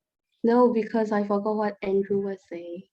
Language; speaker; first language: English; non-native, fluent; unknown